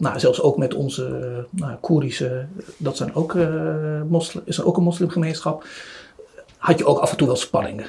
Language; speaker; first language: Dutch; early bilingual, other home language; Turoyo